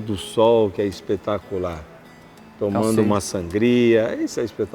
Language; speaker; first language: Portuguese; native; Portuguese